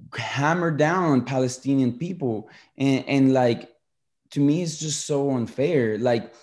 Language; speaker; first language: English; early bilingual, other home language; Spanish